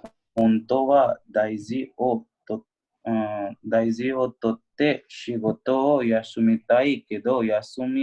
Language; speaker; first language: Japanese; non-native, learner; Hindi